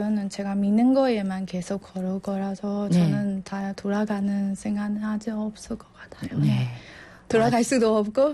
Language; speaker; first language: Korean; non-native, learner; Burmese